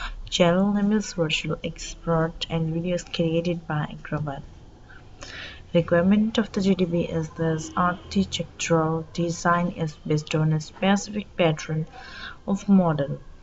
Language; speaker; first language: English; non-native, local second language; Urdu